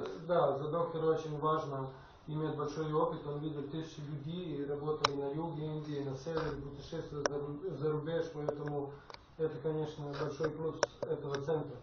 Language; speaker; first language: Russian; non-native, fluent; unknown